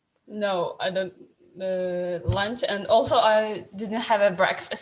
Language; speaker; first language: English; non-native, learner; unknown